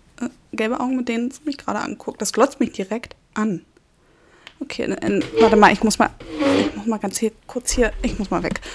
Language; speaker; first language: German; native; German